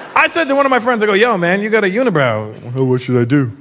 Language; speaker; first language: English; native; English